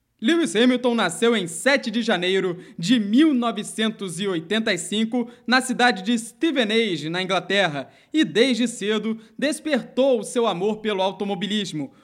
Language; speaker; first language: Portuguese; native; Portuguese